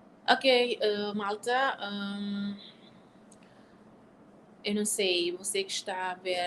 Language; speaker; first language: Portuguese; non-native, local second language; Tetum